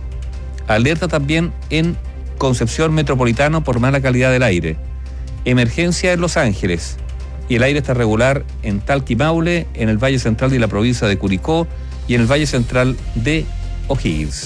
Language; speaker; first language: Spanish; native; Spanish